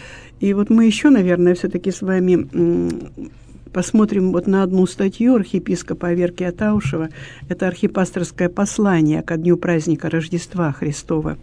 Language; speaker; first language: Russian; native; Russian